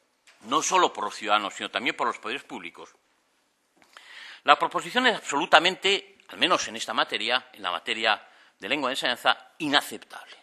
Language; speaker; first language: Spanish; native; Spanish